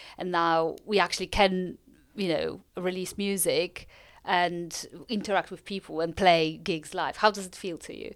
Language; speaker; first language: English; non-native, fluent; Polish